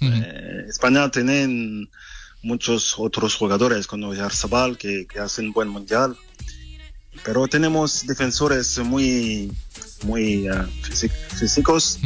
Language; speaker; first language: Spanish; non-native, fluent; French